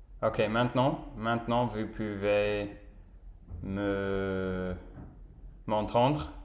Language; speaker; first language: French; non-native, learner; English